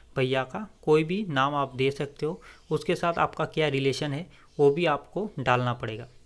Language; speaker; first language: Hindi; non-native, local second language; Bangla